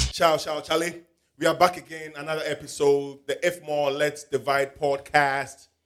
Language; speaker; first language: English; non-native, local second language; Akan